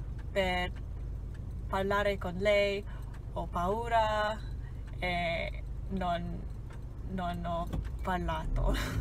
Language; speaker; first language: Italian; non-native, learner; English